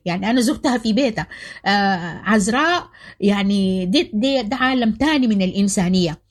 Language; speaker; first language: Arabic; native; Arabic